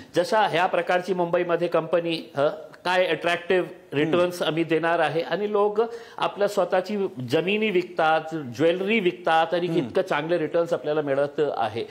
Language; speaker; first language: Marathi; non-native, local second language; Urdu